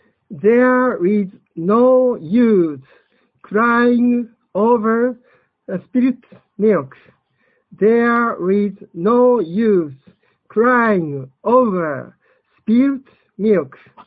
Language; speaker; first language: English; non-native, fluent; Japanese